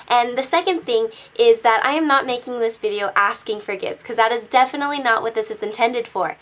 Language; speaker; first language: English; native; English